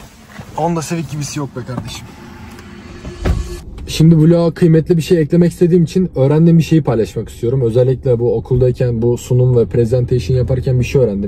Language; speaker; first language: Turkish; native; Turkish